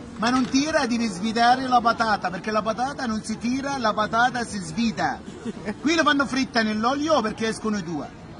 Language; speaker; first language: Italian; non-native, learner; Bambara